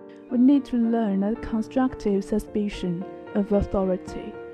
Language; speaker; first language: English; non-native, learner; Chinese